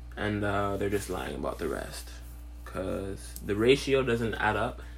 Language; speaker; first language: English; native; English